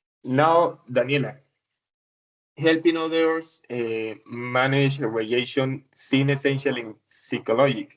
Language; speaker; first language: English; non-native, learner; Spanish